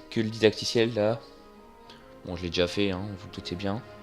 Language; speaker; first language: French; native; French